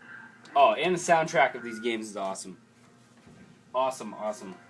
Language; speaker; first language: English; native; English